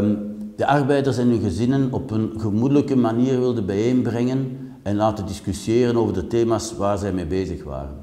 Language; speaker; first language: Dutch; native; Dutch